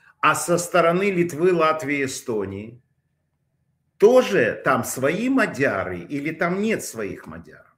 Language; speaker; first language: Russian; native; Russian